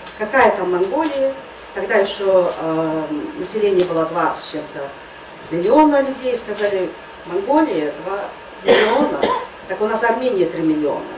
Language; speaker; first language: Russian; non-native, fluent; Mongolian